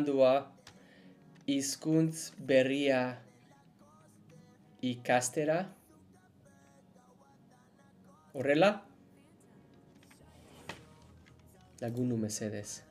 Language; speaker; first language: Basque; non-native, learner; English